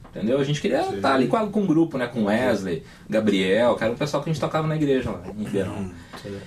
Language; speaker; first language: Portuguese; native; Portuguese